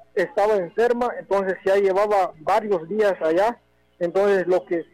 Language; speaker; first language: Spanish; non-native, local second language; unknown